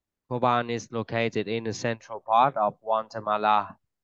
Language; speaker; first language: English; non-native, fluent; Vietnamese